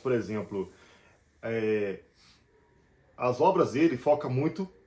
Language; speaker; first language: Portuguese; native; Portuguese